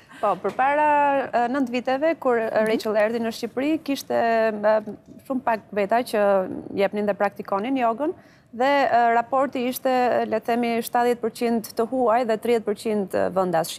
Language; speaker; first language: Albanian; native; Albanian